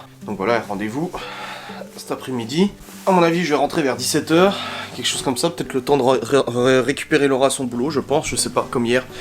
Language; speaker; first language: French; native; French